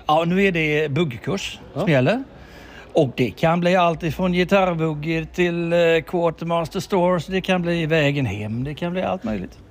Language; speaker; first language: Swedish; native; Swedish